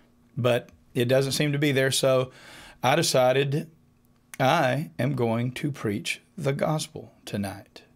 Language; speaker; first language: English; native; English